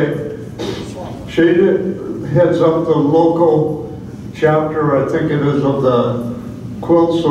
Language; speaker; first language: English; native; English